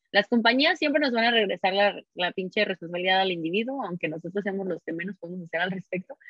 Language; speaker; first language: Spanish; early bilingual, heritage; Spanish